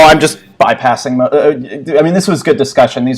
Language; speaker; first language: English; native; English